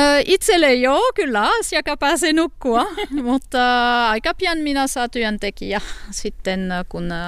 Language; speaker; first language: Finnish; non-native, learner; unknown